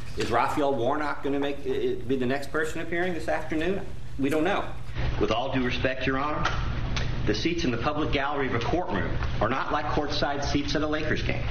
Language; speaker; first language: English; native; English